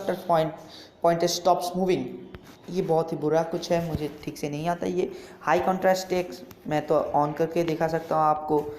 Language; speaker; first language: Hindi; non-native, local second language; Bangla